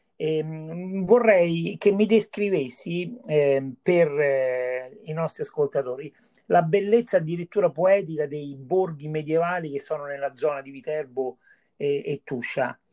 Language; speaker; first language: Italian; native; Italian